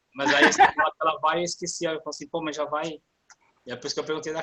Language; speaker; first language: Portuguese; native; Portuguese